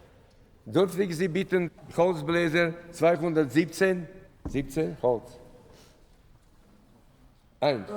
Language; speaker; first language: German; non-native, fluent; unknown